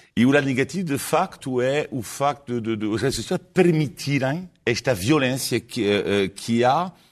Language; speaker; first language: Portuguese; non-native, fluent; French